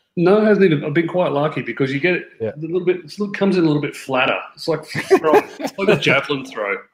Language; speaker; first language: English; native; English